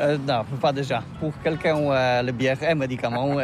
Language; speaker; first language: French; non-native, fluent; Polish